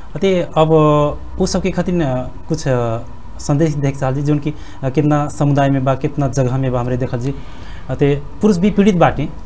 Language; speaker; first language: Bhojpuri; native; Bhojpuri